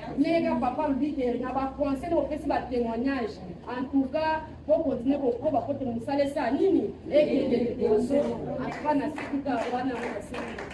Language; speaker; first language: Lingala; native; Lingala